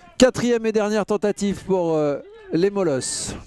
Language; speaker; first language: French; native; French